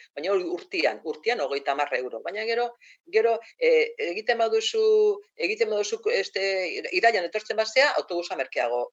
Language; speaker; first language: Basque; non-native, local second language; Spanish